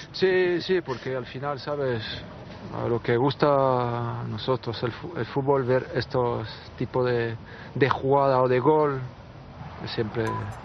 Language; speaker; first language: Spanish; non-native, fluent; French